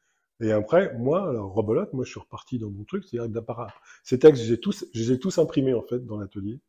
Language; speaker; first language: French; native; French